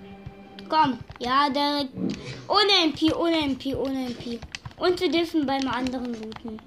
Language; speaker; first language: German; native; German